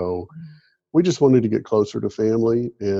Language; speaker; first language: English; native; English